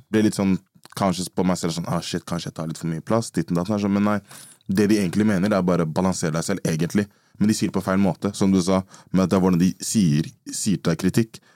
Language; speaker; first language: Norwegian; early bilingual, other home language; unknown